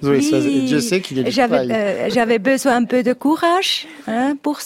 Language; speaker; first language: French; non-native, learner; Italian